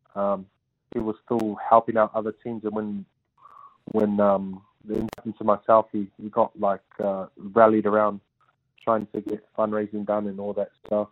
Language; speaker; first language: English; native; English